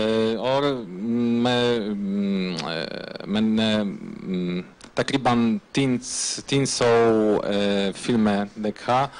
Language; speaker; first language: Hindi; non-native, learner; Polish